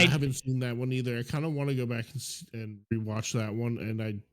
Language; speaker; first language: English; native; English